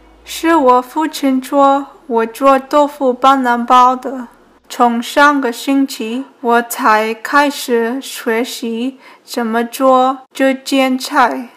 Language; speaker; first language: Chinese; early bilingual, heritage; Chinese